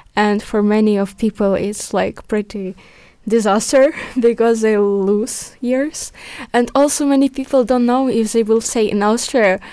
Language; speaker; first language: English; early bilingual, other home language; Ukrainian